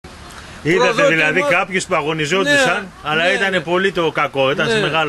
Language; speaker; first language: Greek; native; Greek